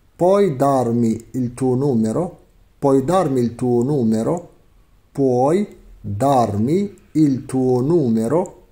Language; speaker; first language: Italian; non-native, fluent; Arabic